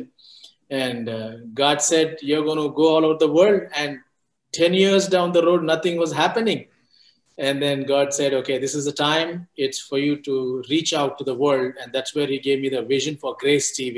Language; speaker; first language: English; non-native, local second language; Telugu